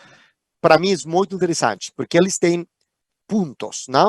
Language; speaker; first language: Portuguese; non-native, fluent; Spanish